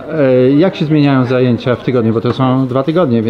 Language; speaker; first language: Polish; native; Polish